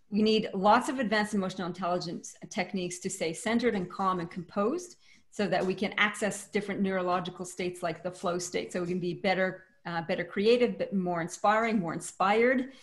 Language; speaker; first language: English; native; English